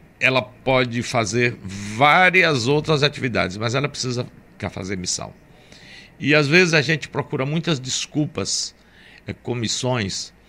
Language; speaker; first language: Portuguese; native; Portuguese